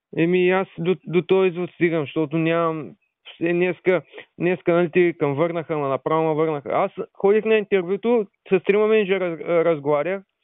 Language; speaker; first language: Bulgarian; non-native, local second language; Turkish